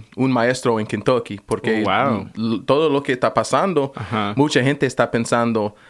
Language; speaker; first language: Spanish; non-native, fluent; English